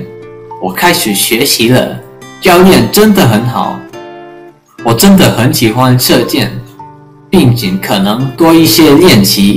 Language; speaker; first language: Chinese; early bilingual, heritage; English